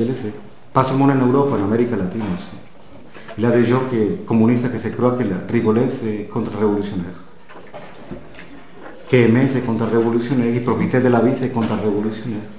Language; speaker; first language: French; non-native, fluent; Spanish